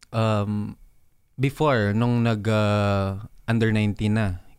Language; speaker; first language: English; non-native, local second language; Hiligaynon